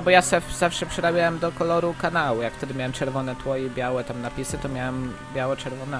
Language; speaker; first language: Polish; native; Polish